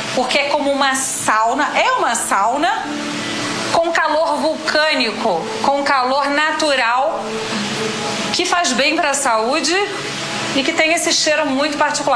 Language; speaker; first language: Portuguese; native; Portuguese